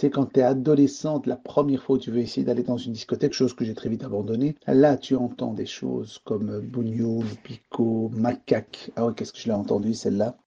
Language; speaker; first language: French; early bilingual, other home language; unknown